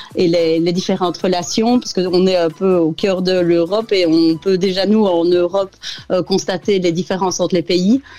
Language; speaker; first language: French; native; French